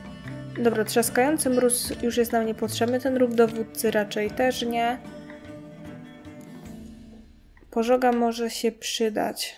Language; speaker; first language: Polish; native; Polish